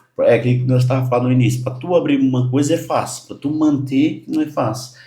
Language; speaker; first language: Portuguese; native; Portuguese